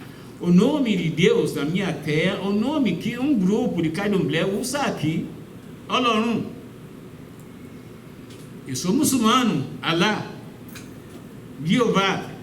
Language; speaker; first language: Portuguese; non-native, fluent; Yoruba